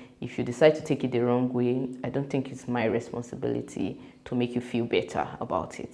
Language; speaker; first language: English; non-native, local second language; Yoruba